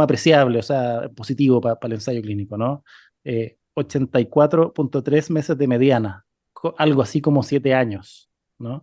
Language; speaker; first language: Spanish; native; Spanish